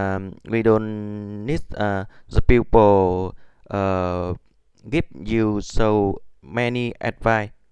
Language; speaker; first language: English; non-native, learner; Vietnamese